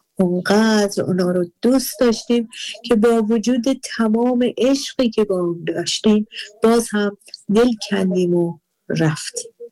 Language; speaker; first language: Persian; native; Persian